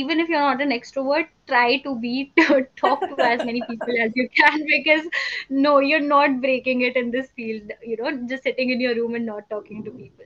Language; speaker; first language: English; non-native, local second language; Hindi